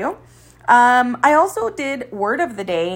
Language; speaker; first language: English; native; English